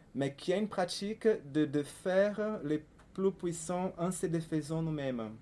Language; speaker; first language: French; non-native, fluent; Portuguese